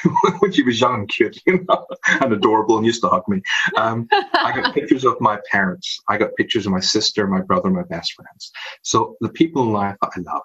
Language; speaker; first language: English; native; English